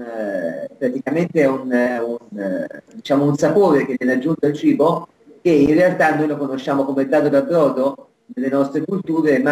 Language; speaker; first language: Italian; native; Italian